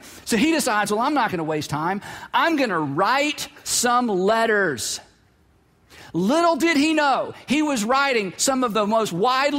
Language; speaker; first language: English; native; English